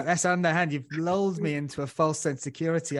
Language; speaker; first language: English; native; English